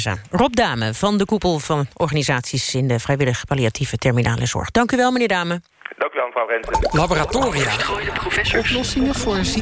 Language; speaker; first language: Dutch; native; Dutch